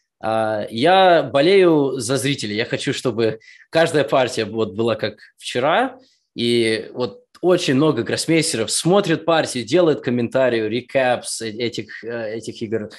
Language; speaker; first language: Russian; early bilingual, heritage; Russian